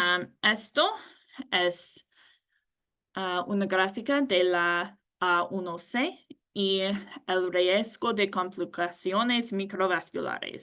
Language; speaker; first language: Spanish; non-native, learner; English